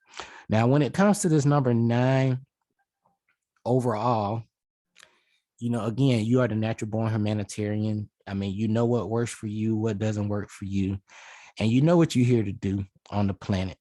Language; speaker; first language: English; native; English